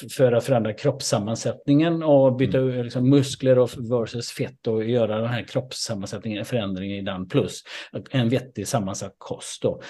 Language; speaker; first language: Swedish; native; Swedish